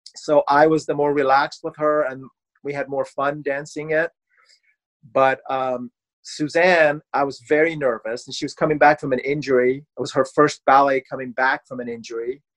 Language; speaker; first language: English; non-native, fluent; Persian